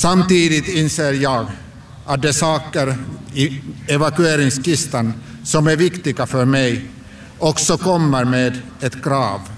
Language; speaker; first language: Swedish; non-native, local second language; Finnish